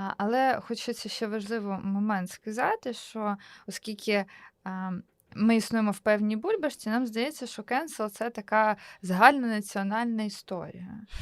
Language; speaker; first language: Ukrainian; native; Ukrainian